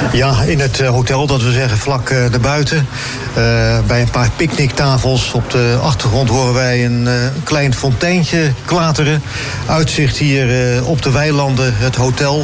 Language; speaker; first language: Dutch; native; Dutch